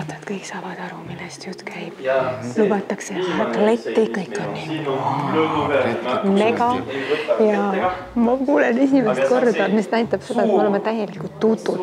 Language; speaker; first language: Estonian; native; Estonian